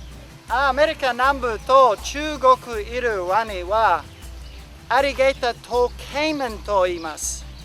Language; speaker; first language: Japanese; non-native, learner; English